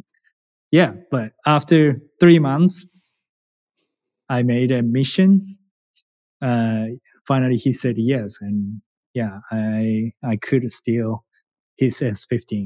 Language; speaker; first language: English; non-native, learner; Japanese